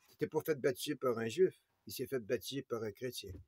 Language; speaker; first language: French; native; French